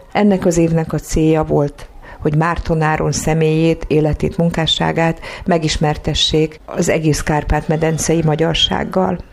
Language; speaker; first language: Hungarian; native; Hungarian